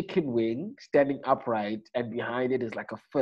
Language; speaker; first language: English; non-native, local second language; Xhosa